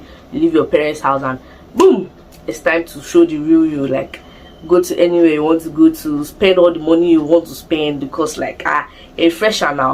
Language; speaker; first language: English; non-native, local second language; Igbo